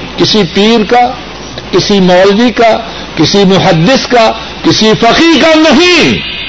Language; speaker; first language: Urdu; non-native, local second language; Punjabi